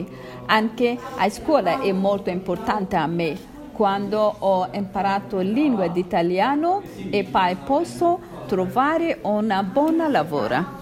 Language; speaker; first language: Italian; non-native, learner; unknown